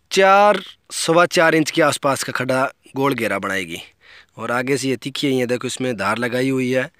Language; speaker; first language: Hindi; native; Hindi